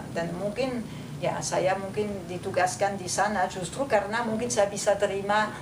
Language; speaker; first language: Indonesian; non-native, fluent; French